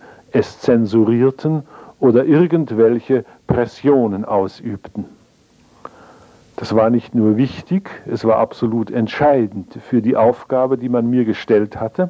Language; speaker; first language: German; native; German